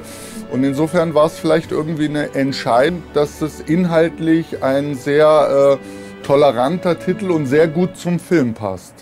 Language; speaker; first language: German; early bilingual, other home language; Turkish